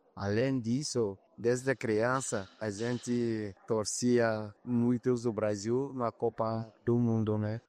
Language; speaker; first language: Portuguese; non-native, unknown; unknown